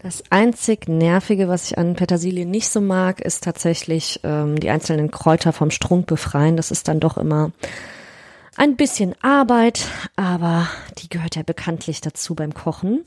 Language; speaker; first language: German; native; German